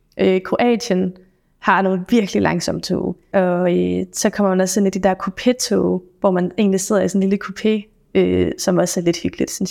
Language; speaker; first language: Danish; native; Danish